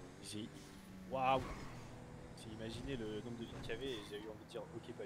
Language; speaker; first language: French; native; French